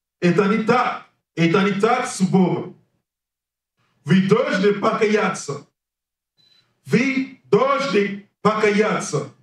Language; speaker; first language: Russian; non-native, learner; English